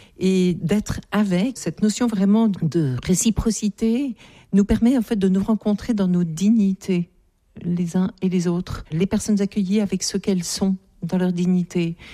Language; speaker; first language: French; native; French